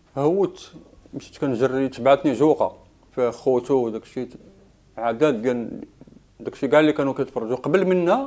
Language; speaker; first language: Arabic; native; Arabic